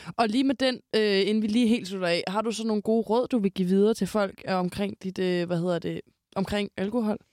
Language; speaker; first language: Danish; native; Danish